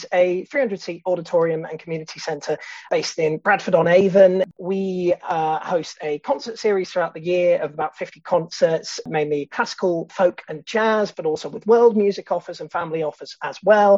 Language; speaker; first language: English; native; English